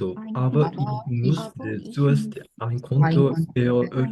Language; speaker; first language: German; non-native, learner; Korean